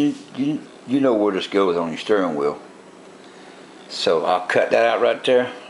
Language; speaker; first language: English; native; English